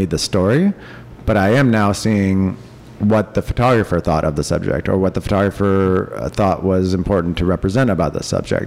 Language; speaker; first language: English; native; English